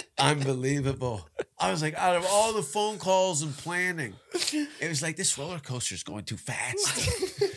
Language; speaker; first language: English; native; English